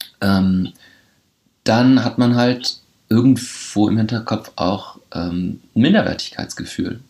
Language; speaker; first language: German; early bilingual, other home language; Polish